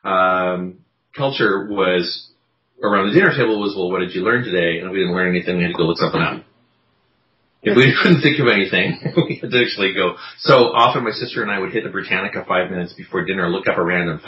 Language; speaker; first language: English; native; English